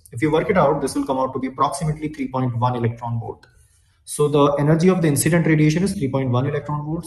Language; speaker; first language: English; non-native, local second language; Hindi